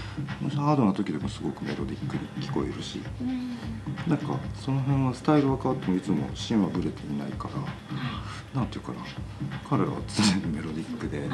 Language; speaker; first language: Japanese; native; Japanese